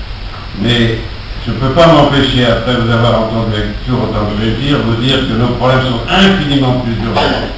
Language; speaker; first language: French; native; French